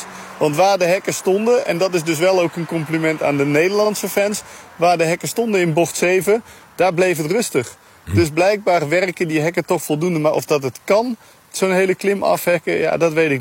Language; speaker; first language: Dutch; native; Dutch